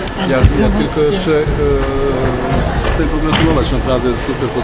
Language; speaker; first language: Polish; non-native, fluent; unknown